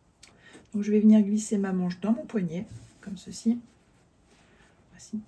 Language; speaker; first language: French; native; French